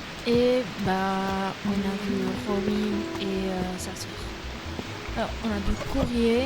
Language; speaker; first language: French; non-native, fluent; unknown